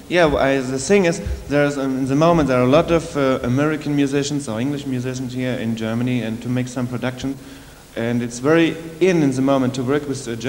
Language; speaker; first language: English; non-native, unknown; German